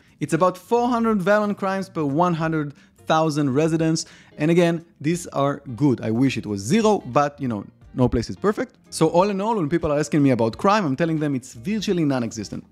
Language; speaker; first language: English; non-native, fluent; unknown